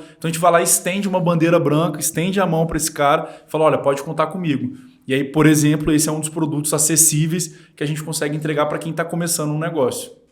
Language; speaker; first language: Portuguese; native; Portuguese